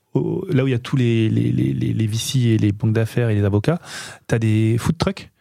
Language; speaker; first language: French; native; French